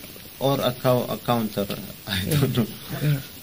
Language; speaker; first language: English; non-native, learner; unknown